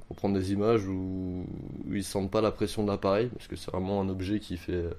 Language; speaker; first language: French; native; French